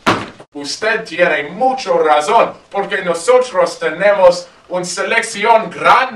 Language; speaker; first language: Spanish; non-native, learner; English